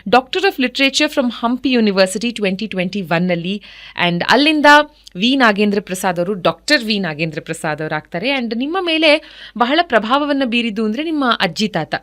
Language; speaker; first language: Kannada; native; Kannada